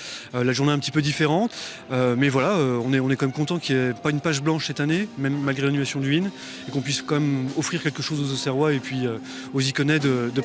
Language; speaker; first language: French; native; French